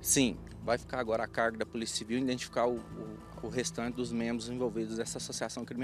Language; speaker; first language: Portuguese; native; Portuguese